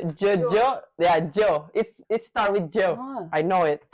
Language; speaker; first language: English; non-native, learner; Indonesian